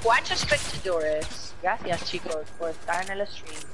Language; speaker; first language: Spanish; native; Spanish